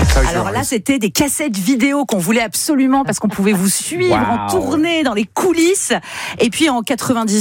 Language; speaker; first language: French; native; French